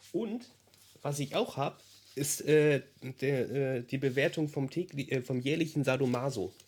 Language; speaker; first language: German; native; German